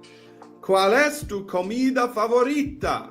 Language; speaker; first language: Spanish; non-native, learner; Welsh